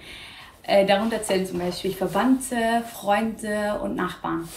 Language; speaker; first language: German; early bilingual, other home language; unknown